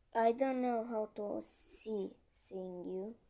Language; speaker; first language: English; non-native, learner; Romanian